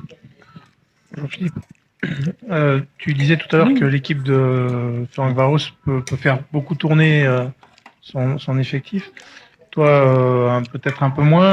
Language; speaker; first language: French; native; French